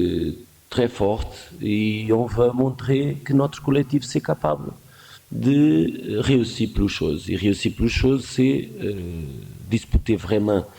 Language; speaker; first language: French; non-native, fluent; Portuguese